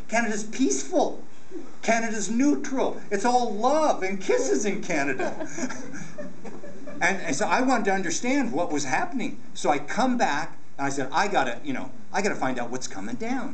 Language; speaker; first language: English; native; English